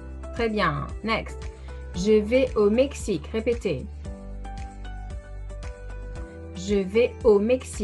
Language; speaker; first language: French; non-native, fluent; English